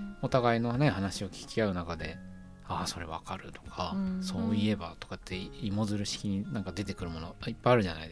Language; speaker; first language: Japanese; native; Japanese